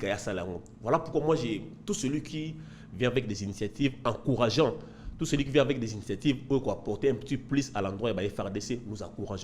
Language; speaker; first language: French; non-native, local second language; Lingala